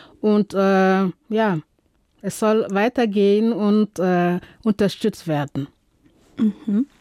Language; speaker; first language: German; non-native, fluent; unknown